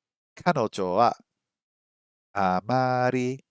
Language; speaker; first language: Japanese; non-native, learner; English